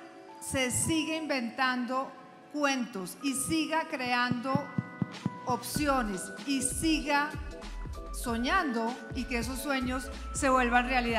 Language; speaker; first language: Spanish; native; Spanish